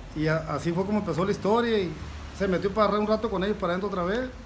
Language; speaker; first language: Spanish; native; Spanish